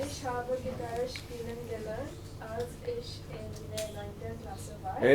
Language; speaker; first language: German; non-native, learner; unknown